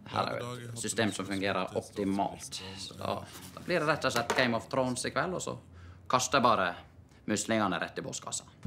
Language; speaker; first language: Norwegian; native; Norwegian